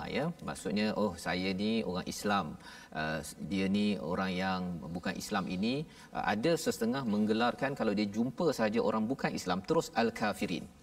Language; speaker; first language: Malay; native; Malay